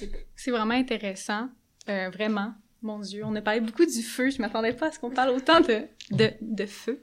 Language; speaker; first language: French; native; French